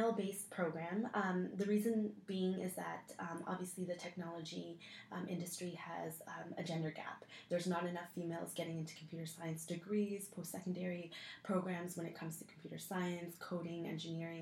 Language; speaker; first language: English; native; English